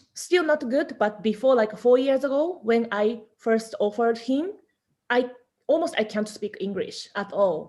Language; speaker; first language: English; non-native, learner; Japanese